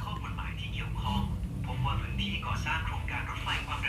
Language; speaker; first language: Thai; native; Thai